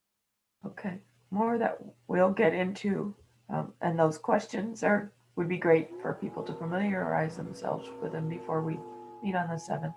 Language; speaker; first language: English; native; English